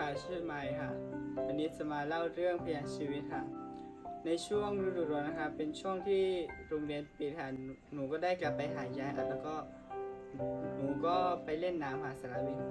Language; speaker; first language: Thai; non-native, local second language; S'gaw Karen